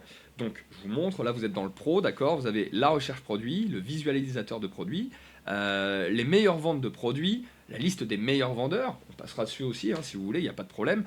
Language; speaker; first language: French; native; French